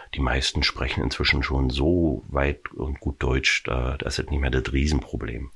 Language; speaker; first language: German; native; German